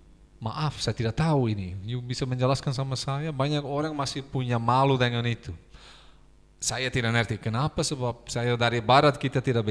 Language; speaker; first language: Indonesian; non-native, fluent; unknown